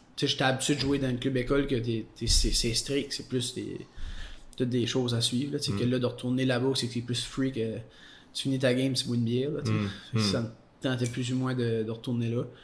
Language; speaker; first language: French; native; French